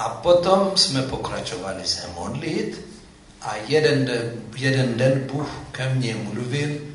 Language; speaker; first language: Czech; non-native, fluent; Amharic